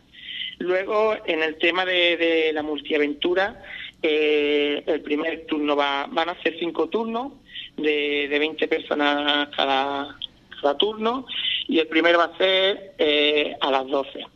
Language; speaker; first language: Spanish; native; Spanish